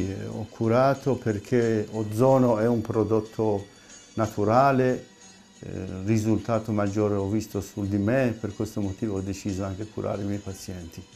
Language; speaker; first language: Italian; non-native, fluent; Persian